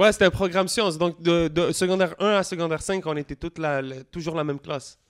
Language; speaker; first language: French; native; French